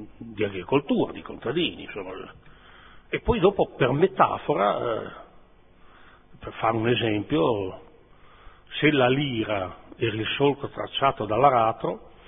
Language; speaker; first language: Italian; native; Italian